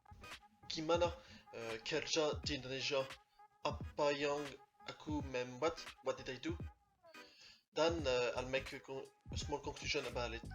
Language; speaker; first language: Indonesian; non-native, learner; French